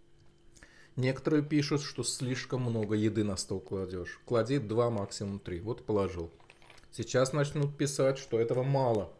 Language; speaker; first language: Russian; non-native, fluent; Azerbaijani